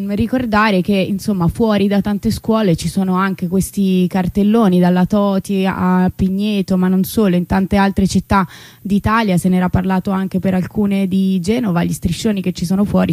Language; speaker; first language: Italian; native; Italian